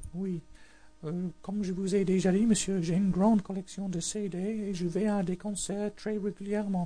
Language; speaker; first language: French; non-native, learner; English